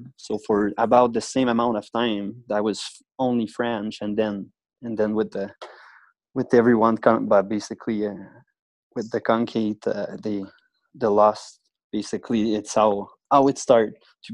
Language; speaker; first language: English; non-native, fluent; French